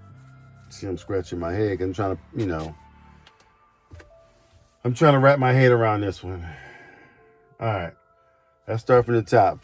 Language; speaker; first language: English; native; English